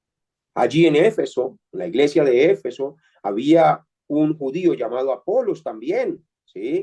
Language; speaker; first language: Spanish; native; Spanish